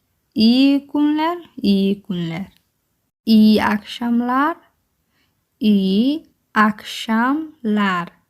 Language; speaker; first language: Turkish; non-native, learner; Somali